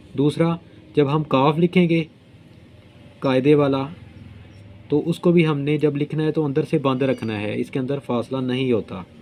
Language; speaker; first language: Urdu; non-native, local second language; Punjabi